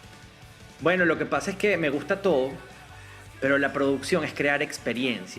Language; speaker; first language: Spanish; native; Spanish